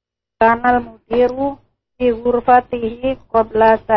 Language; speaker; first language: Arabic; non-native, learner; Indonesian